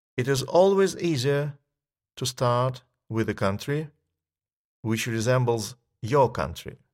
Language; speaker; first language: English; non-native, fluent; Russian